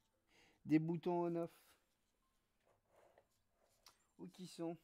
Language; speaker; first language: French; native; French